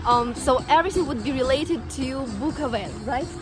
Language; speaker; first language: English; non-native, fluent; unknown